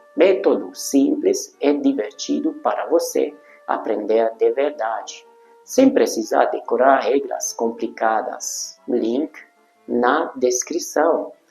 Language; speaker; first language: Portuguese; non-native, fluent; Hungarian